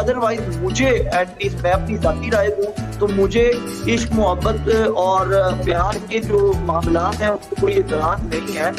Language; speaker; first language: Urdu; native; Urdu